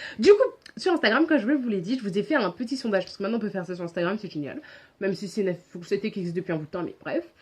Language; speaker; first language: French; native; French